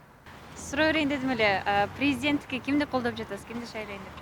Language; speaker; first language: Kyrgyz; native; Kyrgyz